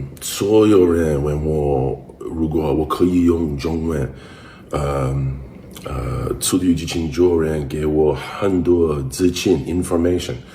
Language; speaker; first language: Chinese; non-native, learner; English